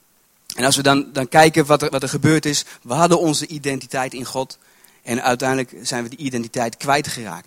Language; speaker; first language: Dutch; native; Dutch